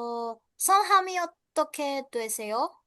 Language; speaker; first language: Korean; non-native, learner; Indonesian